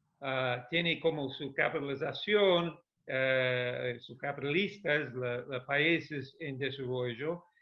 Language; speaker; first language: Spanish; non-native, fluent; English